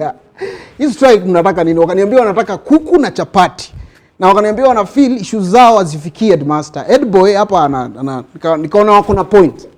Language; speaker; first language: Swahili; native; Swahili